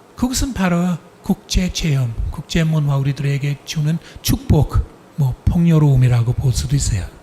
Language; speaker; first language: Korean; non-native, fluent; English